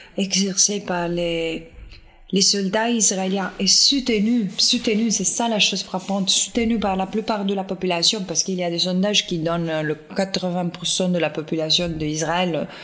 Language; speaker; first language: French; non-native, fluent; Italian